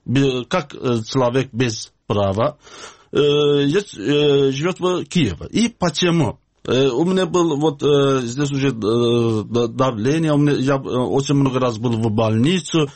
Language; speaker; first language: Russian; non-native, learner; Azerbaijani